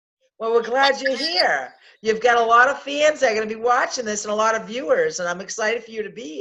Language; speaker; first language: English; native; English